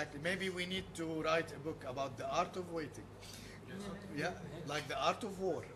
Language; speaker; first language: English; non-native, fluent; Arabic